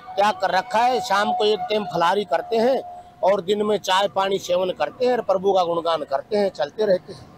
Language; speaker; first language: Hindi; native; Hindi